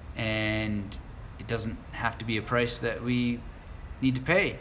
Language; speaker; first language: English; native; English